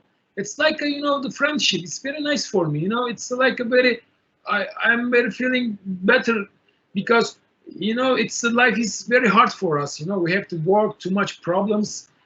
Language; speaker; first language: English; non-native, learner; Turkish